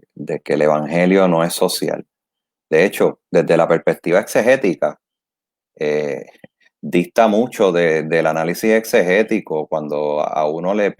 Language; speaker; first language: Spanish; native; Spanish